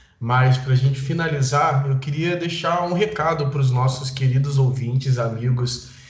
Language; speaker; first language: Portuguese; native; Portuguese